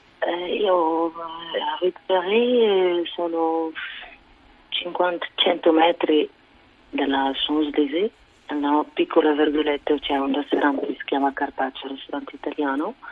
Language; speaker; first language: Italian; non-native, fluent; Arabic